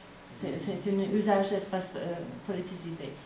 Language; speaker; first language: French; non-native, fluent; English